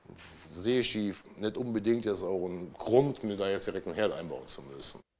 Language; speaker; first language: German; native; German